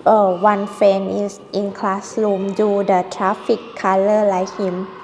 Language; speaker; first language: English; non-native, learner; Thai